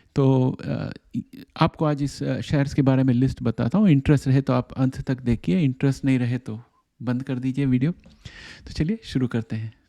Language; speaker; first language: Hindi; native; Hindi